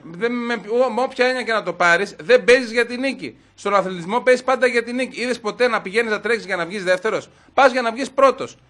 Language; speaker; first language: Greek; native; Greek